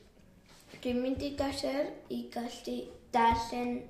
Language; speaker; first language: Welsh; non-native, learner; Spanish